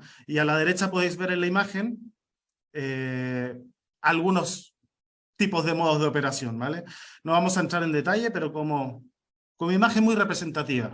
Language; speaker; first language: Spanish; native; Spanish